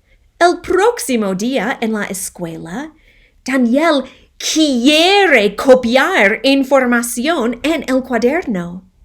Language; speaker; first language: Spanish; non-native, fluent; English